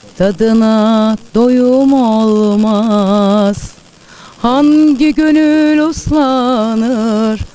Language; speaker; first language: Turkish; early bilingual, heritage; Turkish